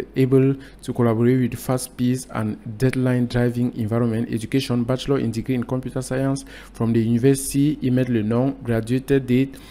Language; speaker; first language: English; non-native, local second language; French